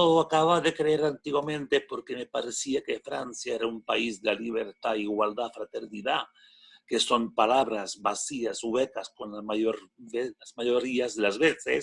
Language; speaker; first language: Spanish; non-native, fluent; French